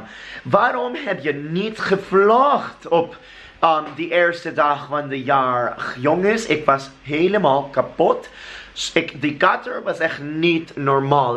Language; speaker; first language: Dutch; non-native, learner; English